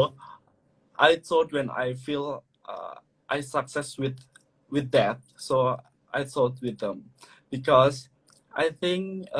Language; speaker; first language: English; non-native, learner; Indonesian